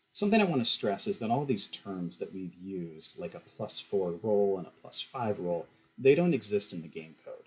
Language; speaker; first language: English; native; English